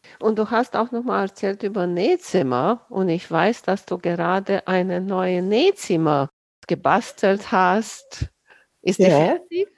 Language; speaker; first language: German; non-native, fluent; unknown